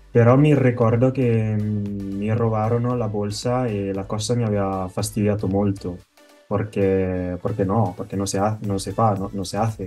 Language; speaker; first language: Italian; native; Italian